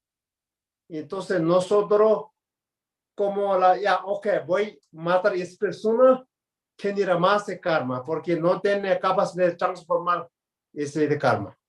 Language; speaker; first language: Spanish; non-native, learner; Tibetan